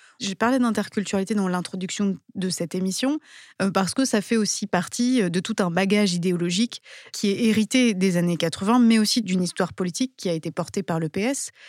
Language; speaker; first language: French; native; French